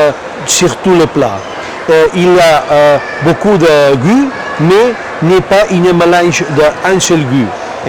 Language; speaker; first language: French; non-native, learner; Catalan